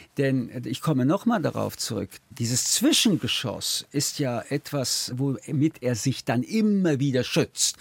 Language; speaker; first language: German; early bilingual, other home language; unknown